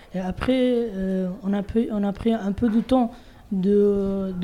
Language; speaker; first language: French; non-native, fluent; Bangla